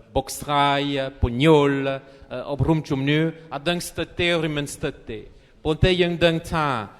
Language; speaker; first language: Khmer; non-native, fluent; French